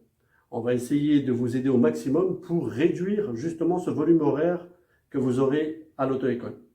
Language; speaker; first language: French; native; French